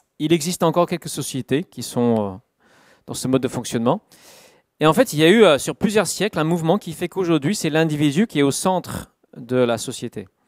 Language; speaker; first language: French; non-native, fluent; English